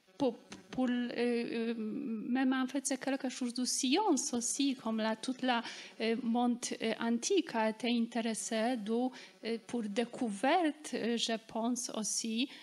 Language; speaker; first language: French; non-native, learner; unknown